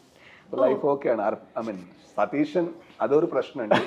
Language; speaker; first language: Malayalam; non-native, learner; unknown